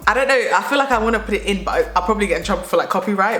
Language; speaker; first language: English; native; English